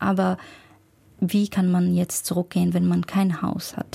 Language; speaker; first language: German; non-native, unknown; Arabic